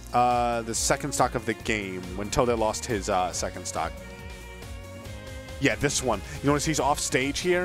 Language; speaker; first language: English; native; English